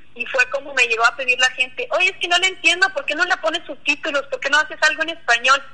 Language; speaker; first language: Spanish; non-native, local second language; Plautdietsch